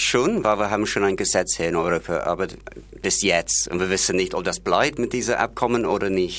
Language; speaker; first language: German; non-native, fluent; English